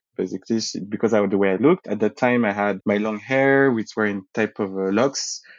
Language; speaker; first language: English; early bilingual, other home language; French